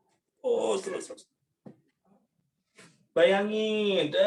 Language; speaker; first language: Indonesian; native; Indonesian